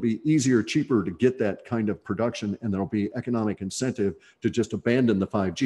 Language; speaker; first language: English; native; English